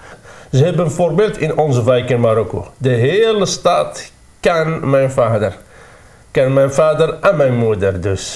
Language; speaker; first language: Dutch; non-native, learner; Arabic